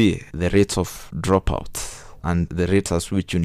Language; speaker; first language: English; non-native, local second language; Kikuyu